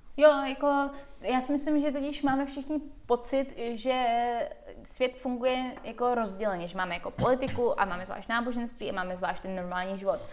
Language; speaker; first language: Czech; early bilingual, heritage; Czech